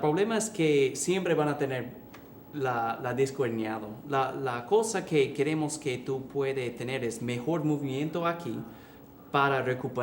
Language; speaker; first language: Spanish; early bilingual, heritage; English